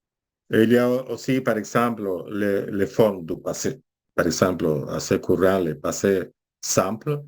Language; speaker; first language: French; non-native, fluent; Spanish